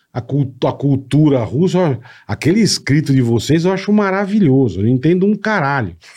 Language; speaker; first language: Portuguese; native; Portuguese